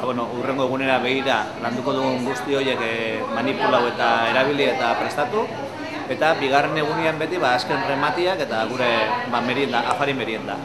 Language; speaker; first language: Basque; native; Basque